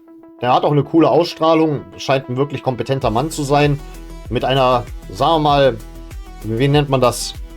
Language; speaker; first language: German; native; German